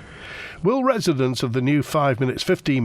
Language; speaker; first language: English; native; English